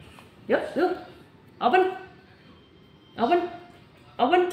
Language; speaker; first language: English; non-native, learner; Indonesian